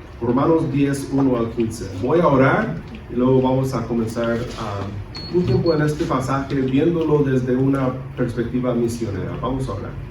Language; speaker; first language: Spanish; early bilingual, other home language; English